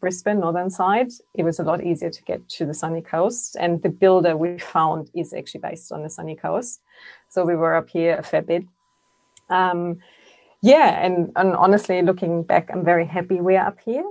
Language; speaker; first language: English; non-native, fluent; German